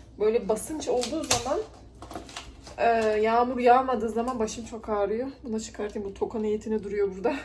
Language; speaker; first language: Turkish; early bilingual, other home language; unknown